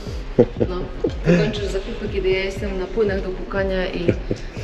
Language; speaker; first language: Polish; native; Polish